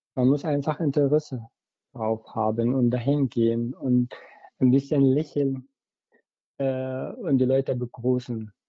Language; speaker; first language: German; non-native, fluent; Arabic